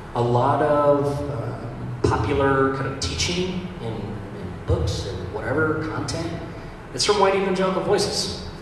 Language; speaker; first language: English; native; English